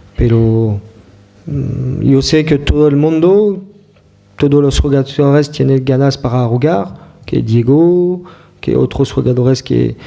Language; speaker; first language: Spanish; non-native, fluent; French